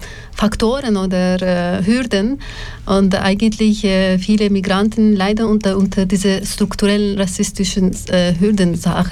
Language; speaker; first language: German; non-native, learner; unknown